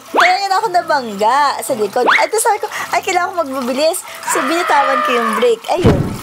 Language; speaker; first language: Filipino; native; Filipino